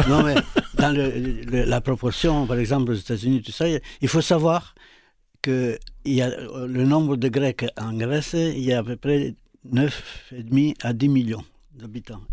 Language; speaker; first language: French; non-native, fluent; Greek